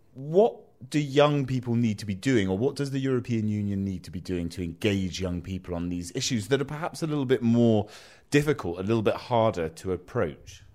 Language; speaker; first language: English; native; English